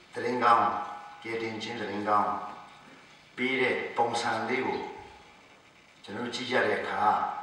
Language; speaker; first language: Burmese; non-native, local second language; Hakha Chin